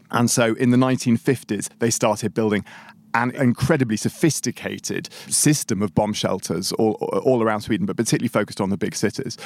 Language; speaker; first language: English; native; English